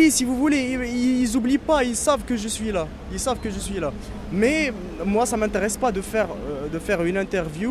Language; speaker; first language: French; non-native, local second language; Arabic